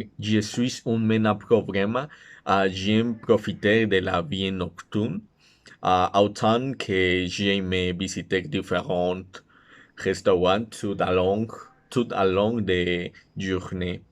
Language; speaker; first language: French; non-native, learner; Spanish